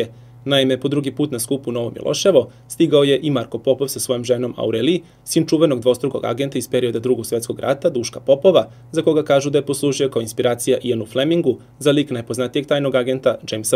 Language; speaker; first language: Serbian; native; Serbian